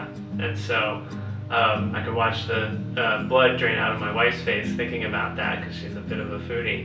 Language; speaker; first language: English; native; English